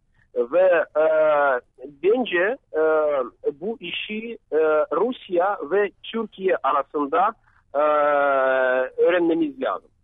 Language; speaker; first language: Turkish; non-native, fluent; Russian